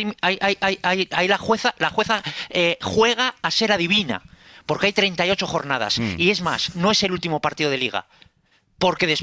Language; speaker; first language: Spanish; native; Spanish